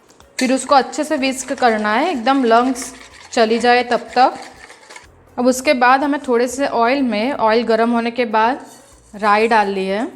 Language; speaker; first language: Hindi; non-native, local second language; Gujarati